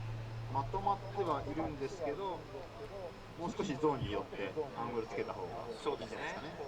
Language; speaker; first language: Japanese; native; Japanese